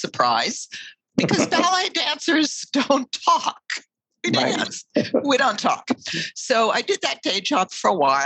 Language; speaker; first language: English; native; English